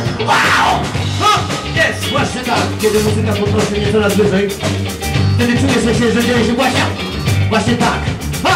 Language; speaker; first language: Polish; non-native, fluent; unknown